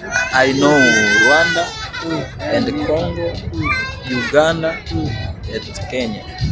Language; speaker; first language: English; non-native, learner; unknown